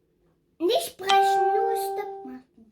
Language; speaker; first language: German; early bilingual, other home language; Mongolian